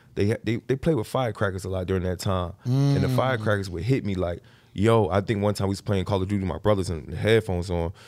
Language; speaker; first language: English; native; English